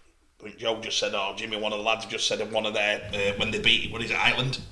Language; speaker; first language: English; native; English